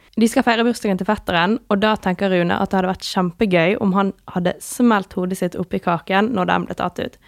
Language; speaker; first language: Norwegian; native; Norwegian